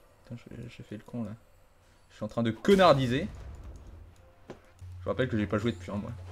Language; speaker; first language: French; native; French